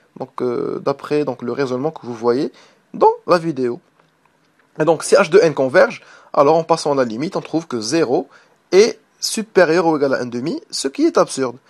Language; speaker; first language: French; non-native, local second language; Arabic